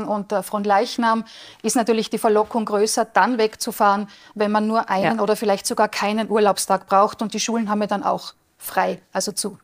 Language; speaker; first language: German; native; German